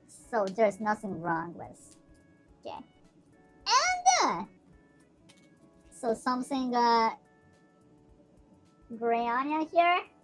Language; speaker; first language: English; non-native, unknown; Japanese